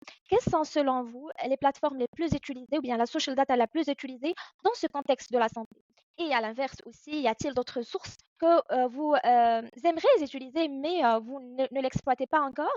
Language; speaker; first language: French; native; French